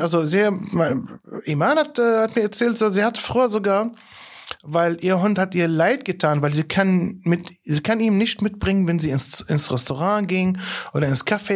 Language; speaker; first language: German; non-native, fluent; Arabic